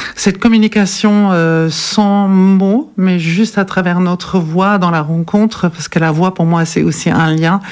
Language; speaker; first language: French; non-native, fluent; German